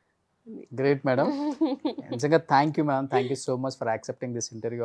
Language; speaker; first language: Telugu; native; Telugu